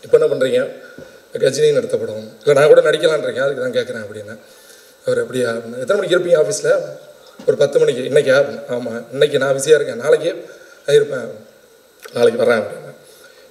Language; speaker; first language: Tamil; native; Tamil